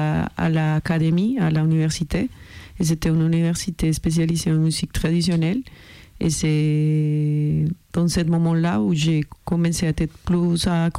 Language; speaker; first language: French; non-native, fluent; Spanish